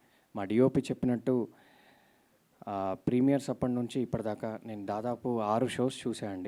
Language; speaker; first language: Telugu; native; Telugu